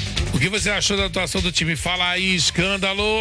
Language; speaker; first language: Portuguese; native; Portuguese